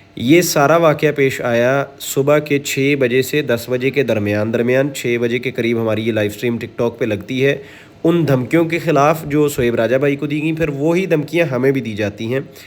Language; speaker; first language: Urdu; non-native, local second language; Punjabi